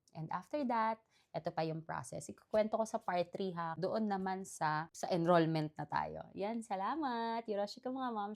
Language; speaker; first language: Filipino; native; Filipino